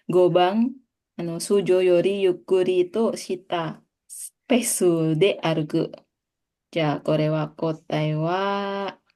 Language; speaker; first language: Japanese; non-native, fluent; Indonesian